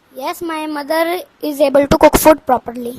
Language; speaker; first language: English; non-native, learner; Hindi